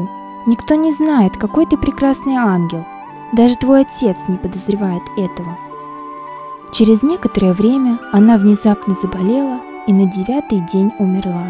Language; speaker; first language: Russian; native; Russian